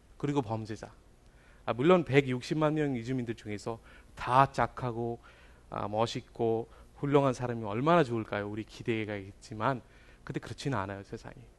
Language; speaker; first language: Korean; non-native, fluent; Bangla